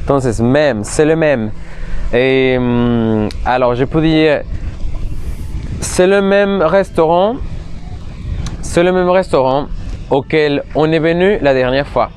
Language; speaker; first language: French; non-native, fluent; Spanish